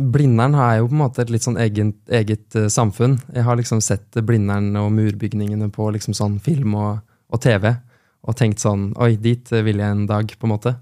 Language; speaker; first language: Norwegian; native; Norwegian